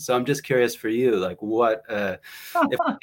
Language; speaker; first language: English; native; English